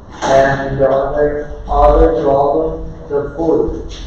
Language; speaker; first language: English; non-native, learner; Portuguese